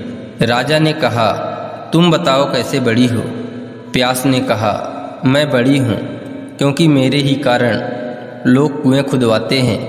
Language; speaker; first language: Hindi; native; Hindi